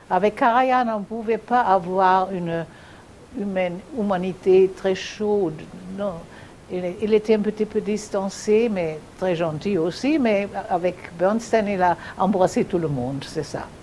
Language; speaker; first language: French; non-native, fluent; German